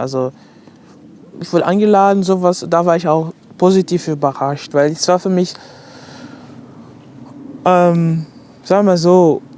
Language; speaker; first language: German; non-native, fluent; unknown